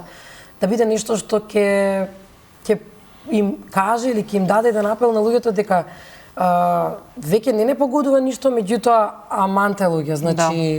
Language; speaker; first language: Macedonian; native; Macedonian